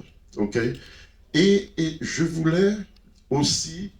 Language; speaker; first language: French; non-native, local second language; Haitian Creole